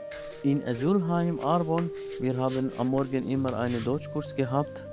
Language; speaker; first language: German; non-native, learner; Arabic